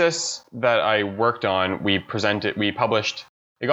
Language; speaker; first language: English; native; English